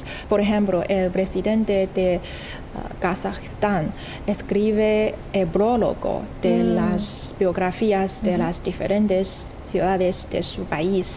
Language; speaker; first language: Spanish; non-native, fluent; Chinese